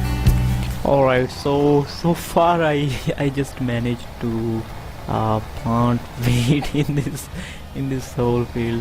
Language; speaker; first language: English; non-native, fluent; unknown